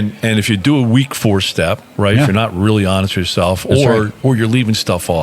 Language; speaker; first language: English; native; English